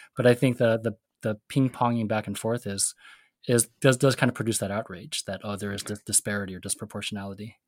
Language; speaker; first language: English; native; English